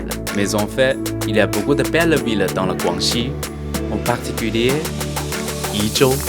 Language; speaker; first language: French; non-native, learner; Chinese